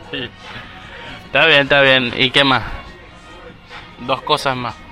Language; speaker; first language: Spanish; early bilingual, heritage; Spanish